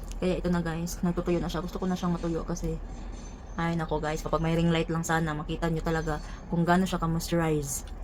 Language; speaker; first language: Filipino; non-native, local second language; Cebuano